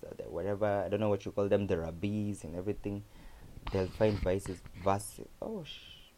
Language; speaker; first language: English; non-native, local second language; Kamba